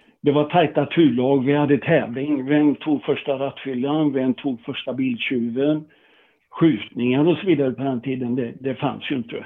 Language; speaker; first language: Swedish; native; Swedish